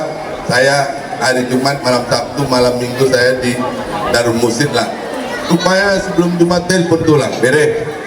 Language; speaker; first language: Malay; non-native, local second language; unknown